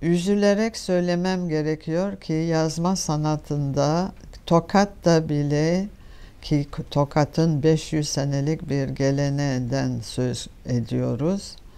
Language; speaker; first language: Turkish; non-native, fluent; French